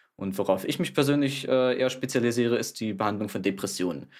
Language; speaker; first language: German; native; German